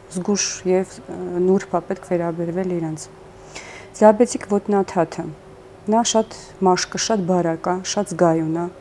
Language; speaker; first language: Armenian; early bilingual, heritage; Armenian